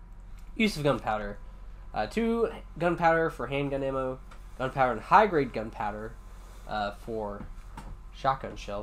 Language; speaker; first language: English; native; English